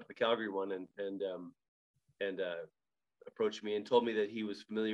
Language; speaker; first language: English; native; English